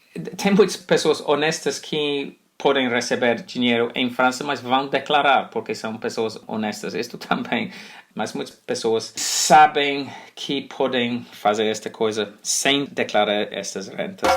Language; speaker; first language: Portuguese; non-native, fluent; English